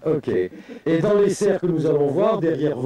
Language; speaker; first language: French; native; French